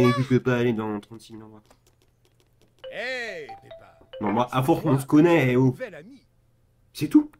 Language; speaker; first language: French; native; French